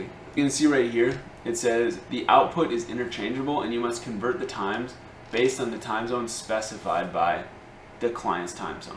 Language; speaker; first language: English; native; English